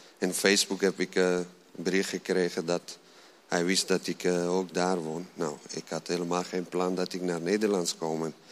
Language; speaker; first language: Dutch; non-native, learner; Persian